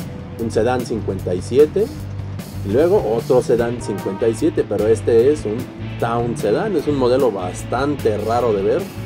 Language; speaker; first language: Spanish; native; Spanish